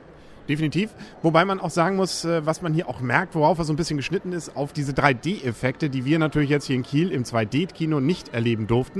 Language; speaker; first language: German; native; German